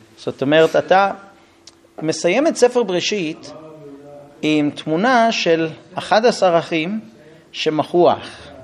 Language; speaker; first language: Hebrew; non-native, fluent; English